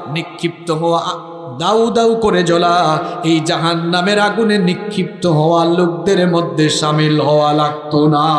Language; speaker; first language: Bangla; non-native, local second language; Sylheti